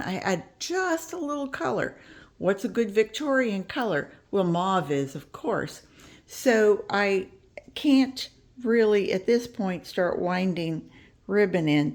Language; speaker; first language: English; native; English